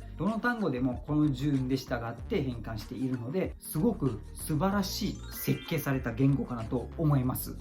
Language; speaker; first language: Japanese; non-native, fluent; Malay